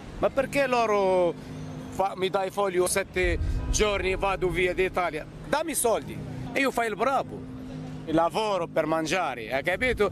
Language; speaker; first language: Italian; non-native, learner; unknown